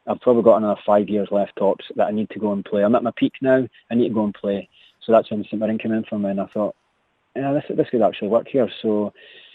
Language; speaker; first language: English; native; English